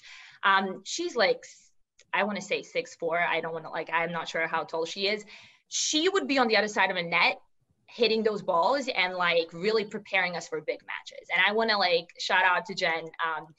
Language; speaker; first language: English; non-native, fluent; Serbian